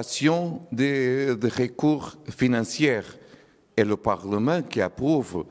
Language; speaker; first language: French; non-native, learner; Portuguese